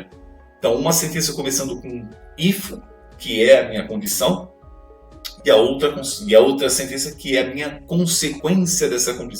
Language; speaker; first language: Portuguese; native; Portuguese